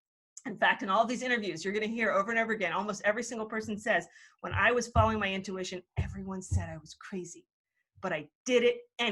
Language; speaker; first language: English; native; English